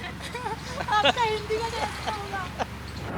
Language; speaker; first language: Hindi; native; Hindi